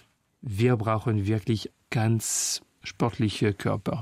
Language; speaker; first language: German; non-native, fluent; French